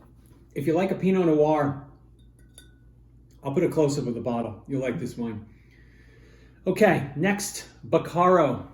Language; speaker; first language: English; native; English